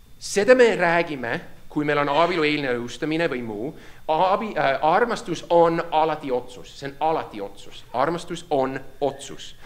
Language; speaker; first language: Estonian; non-native, fluent; English